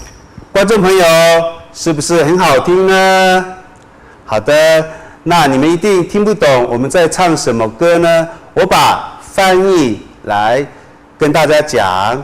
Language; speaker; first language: Chinese; non-native, local second language; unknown